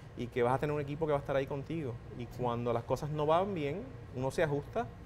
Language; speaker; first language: Spanish; native; Spanish